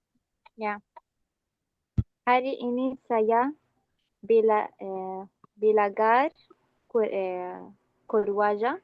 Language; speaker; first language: Indonesian; non-native, learner; Arabic